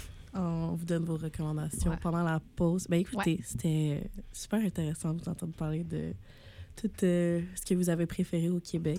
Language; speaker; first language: French; native; French